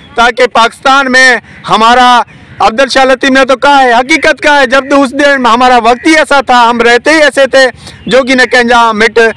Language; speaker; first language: Urdu; non-native, local second language; Sindhi